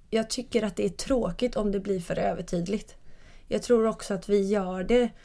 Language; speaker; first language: Swedish; native; Swedish